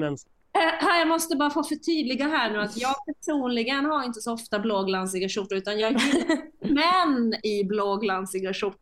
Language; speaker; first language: Swedish; native; Swedish